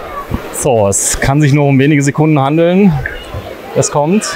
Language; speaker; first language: German; native; German